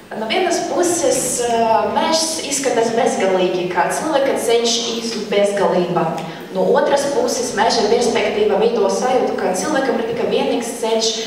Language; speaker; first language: Latvian; non-native, local second language; Russian